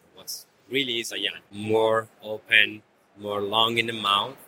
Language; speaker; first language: English; non-native, fluent; Italian